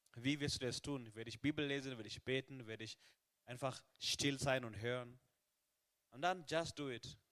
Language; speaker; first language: German; non-native, fluent; Swahili